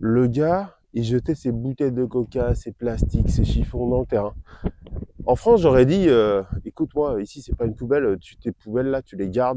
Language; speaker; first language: French; native; French